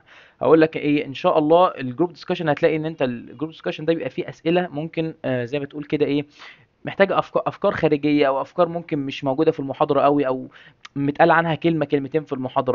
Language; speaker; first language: Arabic; native; Arabic